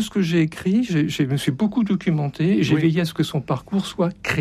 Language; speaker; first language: French; native; French